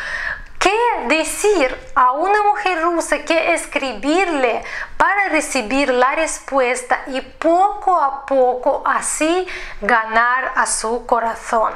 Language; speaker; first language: Spanish; non-native, fluent; Russian